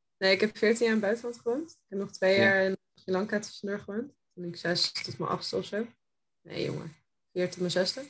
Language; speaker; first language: Dutch; early bilingual, heritage; Dutch